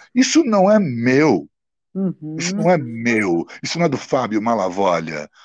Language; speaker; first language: Portuguese; early bilingual, other home language; Italian